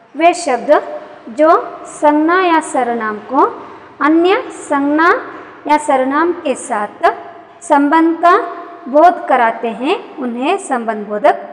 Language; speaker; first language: Hindi; non-native, local second language; Kannada